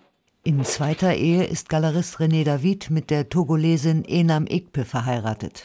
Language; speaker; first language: German; native; German